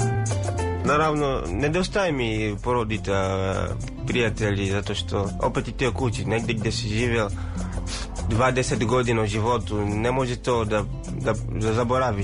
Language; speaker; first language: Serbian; non-native, fluent; Swahili